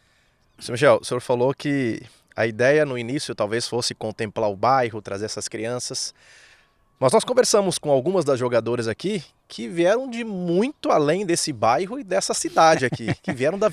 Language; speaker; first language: Portuguese; native; Portuguese